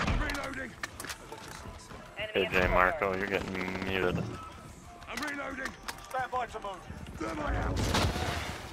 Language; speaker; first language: English; native; English